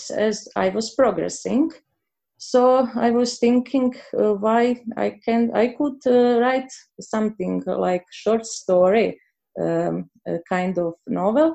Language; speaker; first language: English; non-native, learner; Croatian